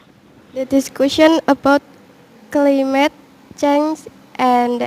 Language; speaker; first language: English; non-native, learner; Indonesian